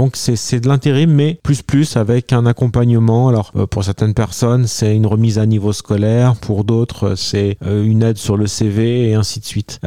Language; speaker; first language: French; native; French